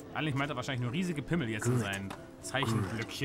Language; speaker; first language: German; native; German